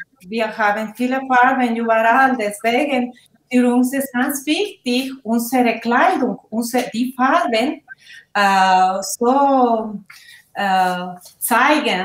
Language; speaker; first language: German; non-native, learner; Spanish